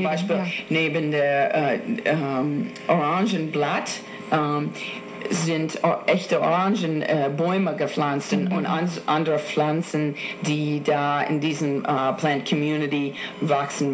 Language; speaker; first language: German; non-native, fluent; English